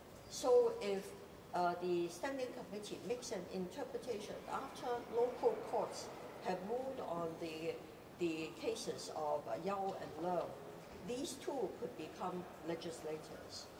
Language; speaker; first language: English; non-native, local second language; Cantonese